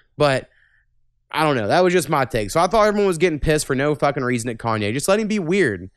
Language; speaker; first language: English; native; English